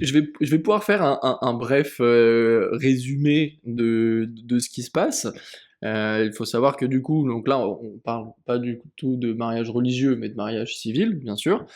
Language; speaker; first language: French; native; French